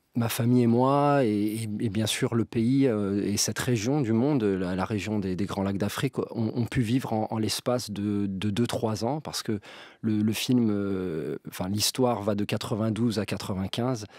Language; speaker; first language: French; native; French